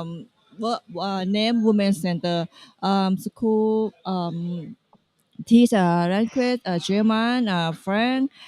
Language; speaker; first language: English; non-native, learner; Thai